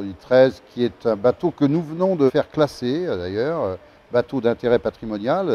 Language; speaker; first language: French; native; French